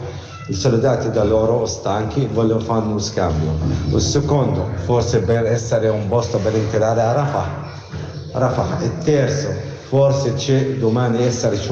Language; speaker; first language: Italian; non-native, learner; Arabic